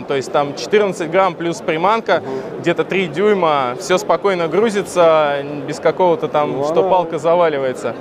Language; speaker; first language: Russian; native; Russian